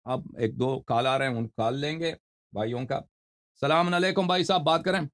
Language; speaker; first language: Urdu; native; Urdu